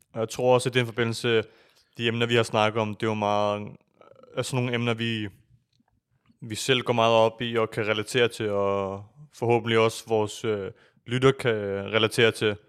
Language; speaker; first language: Danish; early bilingual, other home language; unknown